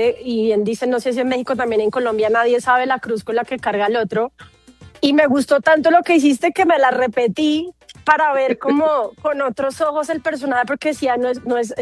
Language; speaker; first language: Spanish; native; Spanish